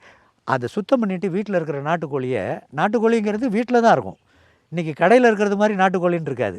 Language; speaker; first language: Tamil; native; Tamil